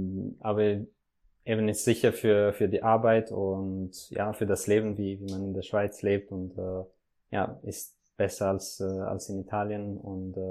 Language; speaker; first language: German; non-native, fluent; Italian